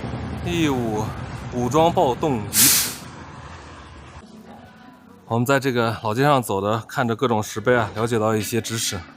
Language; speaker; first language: Chinese; native; Chinese